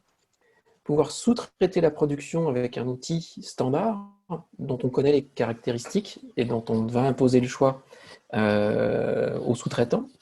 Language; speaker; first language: French; native; French